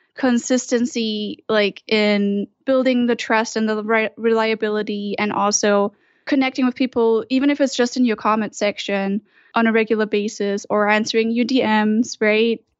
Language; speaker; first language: English; non-native, fluent; German